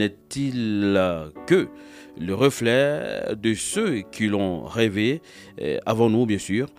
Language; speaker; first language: French; native; French